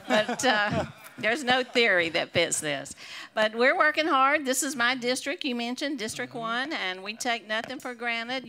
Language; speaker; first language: English; native; English